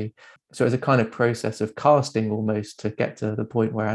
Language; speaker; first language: English; native; English